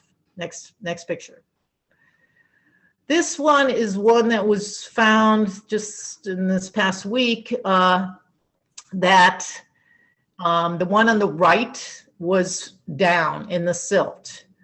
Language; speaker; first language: English; native; English